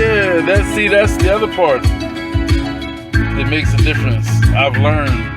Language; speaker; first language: English; native; English